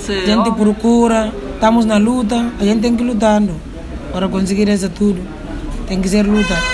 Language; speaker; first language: Portuguese; non-native, learner; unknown